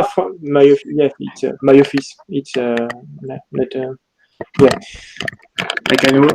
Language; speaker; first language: English; non-native, learner; French